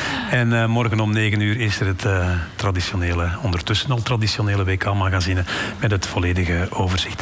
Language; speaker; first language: Dutch; native; Dutch